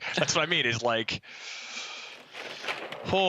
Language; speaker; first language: English; native; English